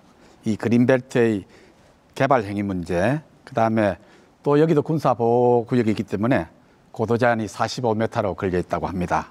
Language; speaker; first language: Korean; native; Korean